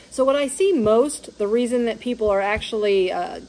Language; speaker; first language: English; native; English